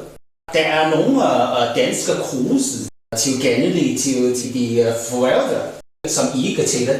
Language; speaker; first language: Danish; non-native, learner; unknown